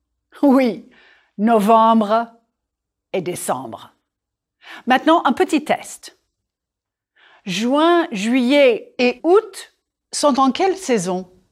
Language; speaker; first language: French; non-native, fluent; English